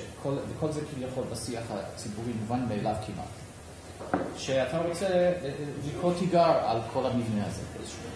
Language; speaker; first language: Hebrew; native; Hebrew